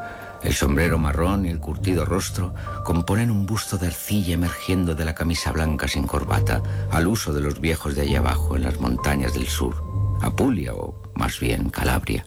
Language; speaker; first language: Spanish; native; Spanish